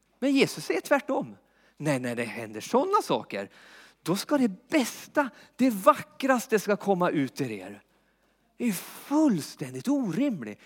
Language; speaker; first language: Swedish; native; Swedish